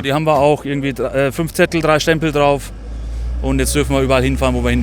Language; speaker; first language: German; native; German